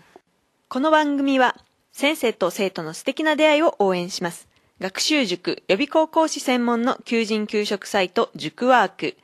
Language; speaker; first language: Japanese; native; Japanese